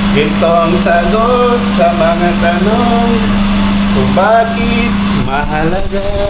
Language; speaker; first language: Filipino; native; Filipino